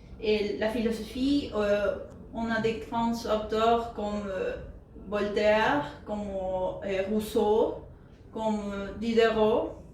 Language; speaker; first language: French; non-native, learner; Spanish